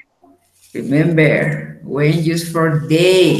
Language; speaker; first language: English; non-native, learner; Spanish